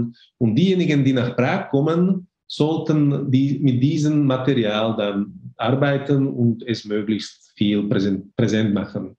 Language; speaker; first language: German; non-native, fluent; Slovak